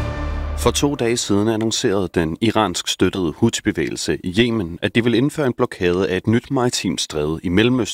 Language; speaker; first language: Danish; native; Danish